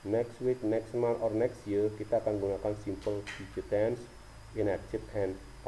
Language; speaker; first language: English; non-native, learner; Indonesian